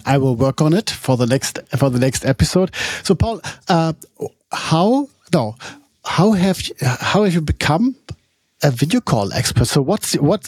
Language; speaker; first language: English; non-native, fluent; German